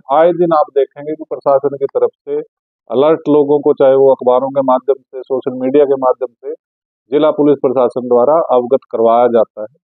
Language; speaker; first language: Hindi; native; Hindi